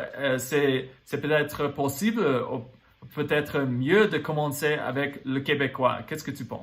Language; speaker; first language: French; non-native, fluent; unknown